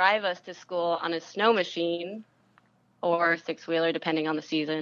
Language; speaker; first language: English; native; English